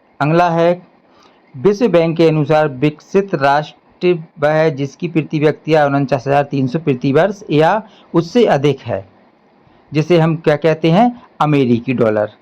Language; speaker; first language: Hindi; native; Hindi